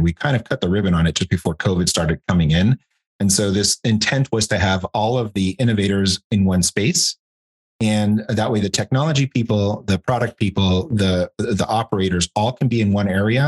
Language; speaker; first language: English; native; English